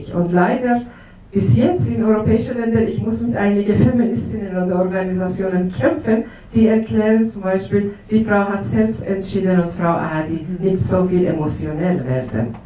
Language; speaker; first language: German; non-native, fluent; Persian